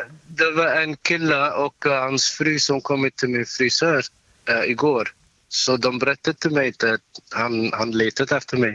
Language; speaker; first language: Swedish; non-native, learner; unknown